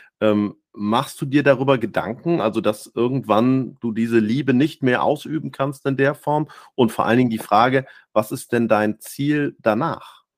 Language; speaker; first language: German; native; German